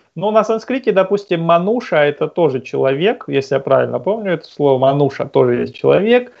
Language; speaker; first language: Russian; native; Russian